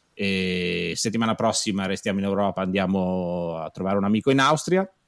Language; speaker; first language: Italian; native; Italian